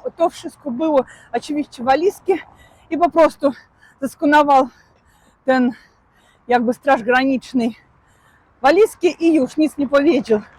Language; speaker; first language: Polish; non-native, fluent; Russian